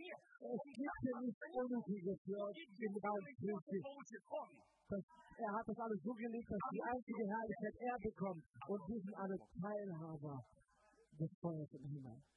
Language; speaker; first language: German; non-native, fluent; Russian